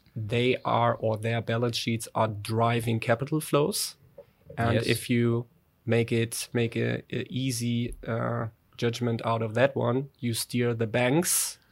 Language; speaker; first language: English; non-native, fluent; German